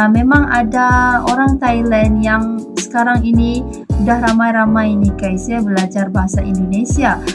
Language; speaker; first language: Malay; native; Malay